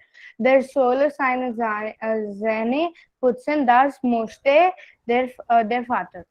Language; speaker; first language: German; non-native, learner; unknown